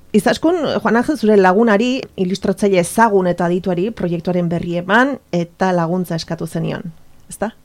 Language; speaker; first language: Basque; native; Basque